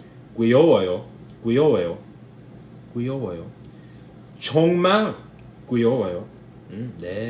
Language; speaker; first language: Korean; non-native, learner; English